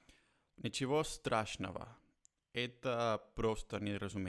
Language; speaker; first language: Russian; non-native, learner; Spanish